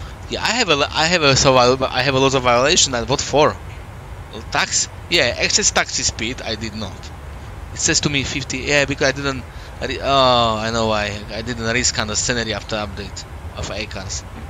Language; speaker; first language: English; non-native, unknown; Slovak